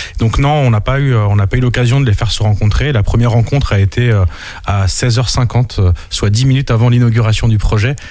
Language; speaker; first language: French; native; French